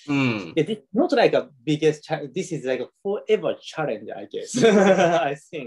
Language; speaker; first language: English; non-native, learner; Japanese